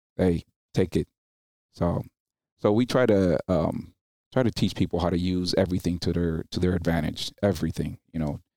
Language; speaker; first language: English; early bilingual, other home language; Spanish